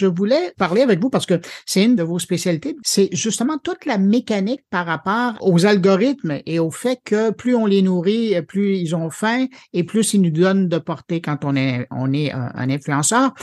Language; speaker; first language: French; native; French